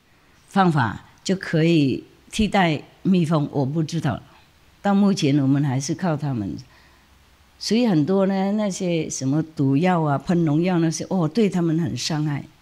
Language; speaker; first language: Chinese; non-native, fluent; Vietnamese